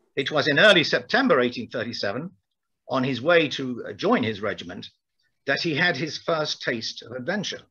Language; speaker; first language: English; native; English